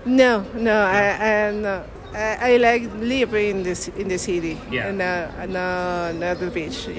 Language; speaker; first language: English; non-native, learner; Spanish